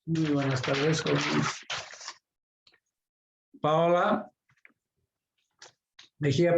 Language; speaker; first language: Spanish; native; Spanish